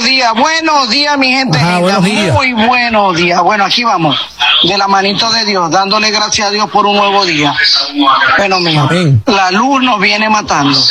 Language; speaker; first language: Spanish; native; Spanish